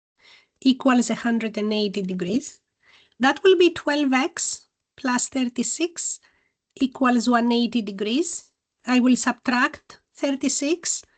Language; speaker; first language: English; non-native, fluent; Greek